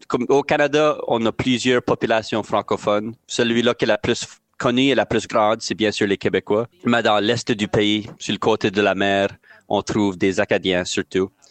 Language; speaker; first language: French; native; French